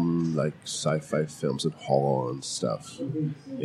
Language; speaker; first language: English; non-native, fluent; German